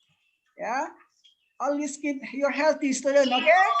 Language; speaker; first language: English; non-native, learner; Indonesian